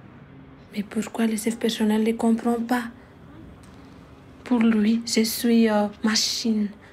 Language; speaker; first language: French; non-native, local second language; Malagasy